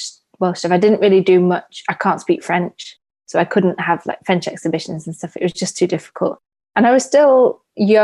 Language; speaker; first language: English; native; English